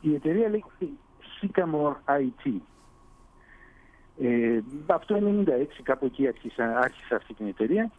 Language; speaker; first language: Greek; early bilingual, heritage; Greek